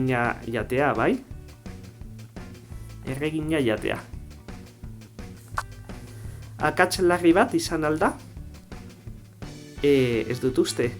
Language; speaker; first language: Basque; non-native, local second language; Spanish